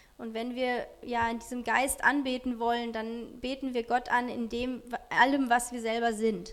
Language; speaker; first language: German; native; German